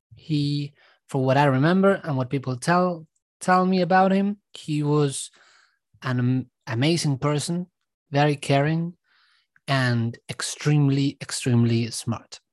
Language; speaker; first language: English; non-native, fluent; Spanish